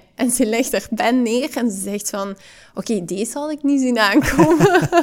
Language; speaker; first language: Dutch; native; Dutch